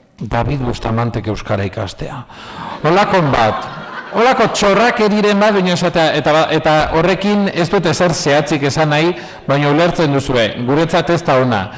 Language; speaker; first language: Basque; non-native, local second language; Spanish